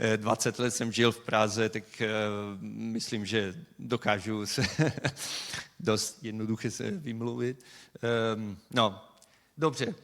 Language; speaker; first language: Czech; non-native, fluent; Italian